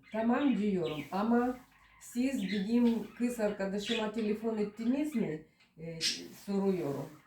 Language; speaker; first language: Turkish; non-native, learner; Russian